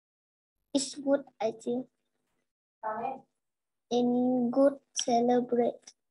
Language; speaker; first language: English; non-native, learner; Vietnamese